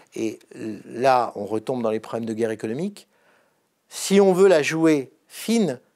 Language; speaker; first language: French; native; French